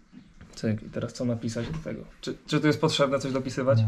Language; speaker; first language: Polish; native; Polish